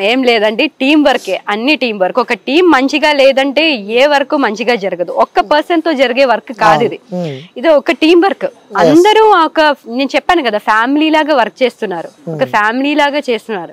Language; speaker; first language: Telugu; non-native, fluent; Malayalam